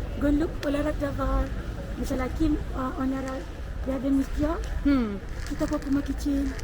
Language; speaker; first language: Turkish; non-native, learner; Malay